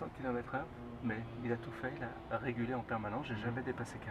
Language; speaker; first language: French; native; French